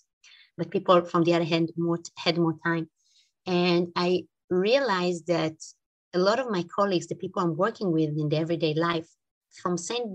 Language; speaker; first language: English; non-native, fluent; Hebrew